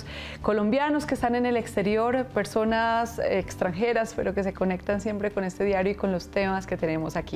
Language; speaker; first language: Spanish; native; Spanish